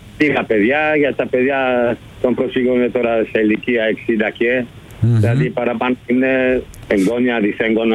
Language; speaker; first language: Greek; early bilingual, heritage; Greek